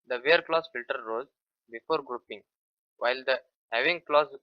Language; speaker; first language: English; non-native, local second language; Kannada